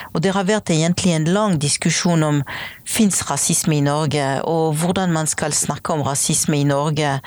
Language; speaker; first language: Norwegian; non-native, fluent; French